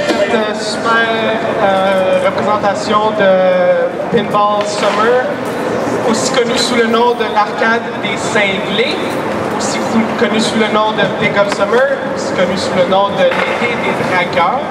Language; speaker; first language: French; native; French